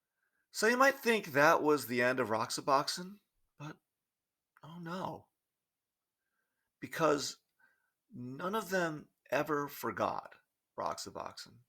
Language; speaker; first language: English; native; English